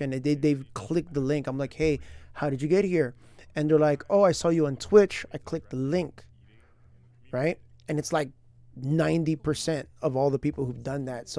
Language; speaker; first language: English; native; English